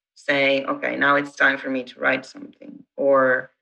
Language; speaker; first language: English; non-native, fluent; Italian